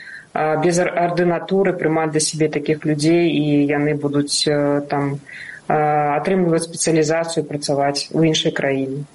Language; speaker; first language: Belarusian; non-native, local second language; Russian